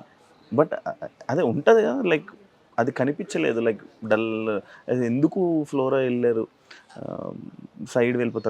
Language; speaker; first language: Telugu; native; Telugu